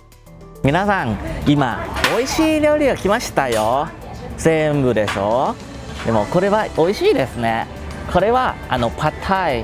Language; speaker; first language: Japanese; non-native, learner; Thai